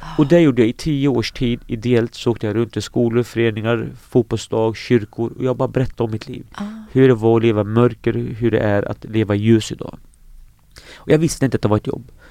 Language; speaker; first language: Swedish; early bilingual, other home language; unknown